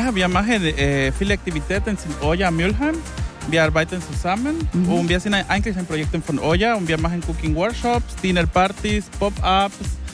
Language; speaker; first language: German; non-native, learner; Spanish